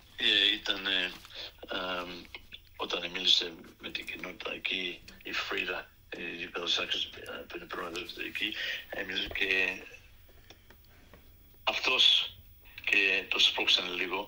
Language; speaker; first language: Greek; early bilingual, other home language; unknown